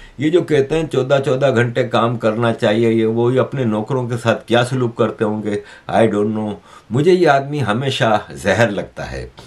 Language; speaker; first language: Urdu; native; Urdu